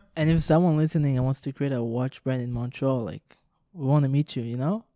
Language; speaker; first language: English; non-native, fluent; French